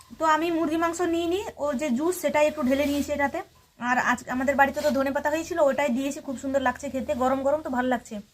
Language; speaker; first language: Bangla; non-native, local second language; Santali